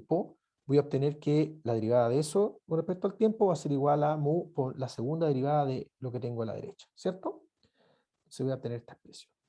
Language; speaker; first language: Spanish; native; Spanish